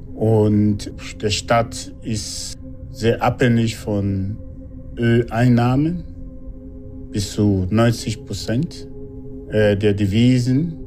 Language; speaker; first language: German; non-native, fluent; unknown